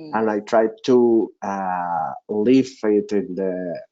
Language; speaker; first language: English; non-native, local second language; Spanish